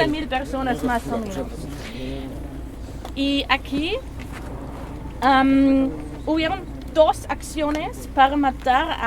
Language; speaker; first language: Spanish; non-native, learner; German